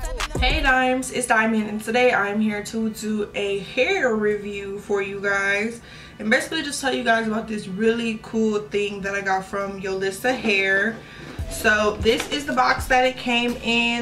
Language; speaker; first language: English; native; English